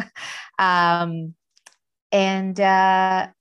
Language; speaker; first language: English; non-native, fluent; Finnish